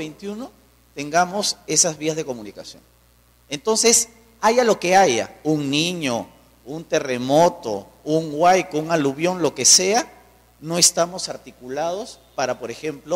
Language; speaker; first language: Spanish; native; Spanish